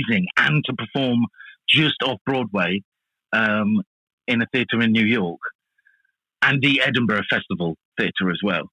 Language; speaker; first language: English; native; English